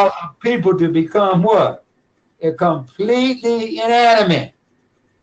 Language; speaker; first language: English; native; English